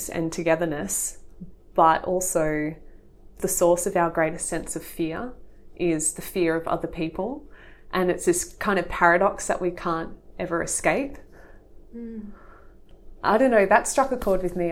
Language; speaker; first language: English; native; English